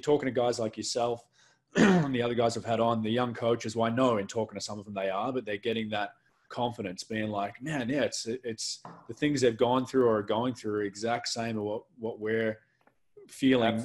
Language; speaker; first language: English; native; English